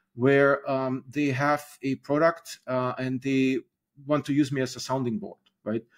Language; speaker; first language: English; non-native, fluent; German